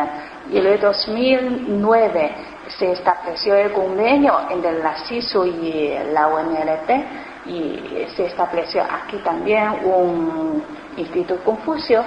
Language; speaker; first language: Spanish; non-native, fluent; Chinese